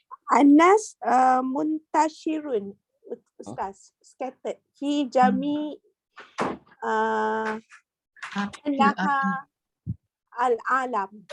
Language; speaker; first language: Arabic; non-native, learner; Malay